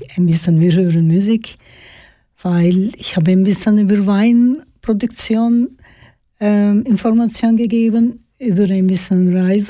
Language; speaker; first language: German; non-native, learner; Georgian